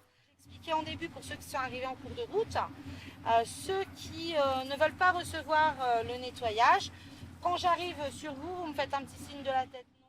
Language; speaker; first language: French; non-native, fluent; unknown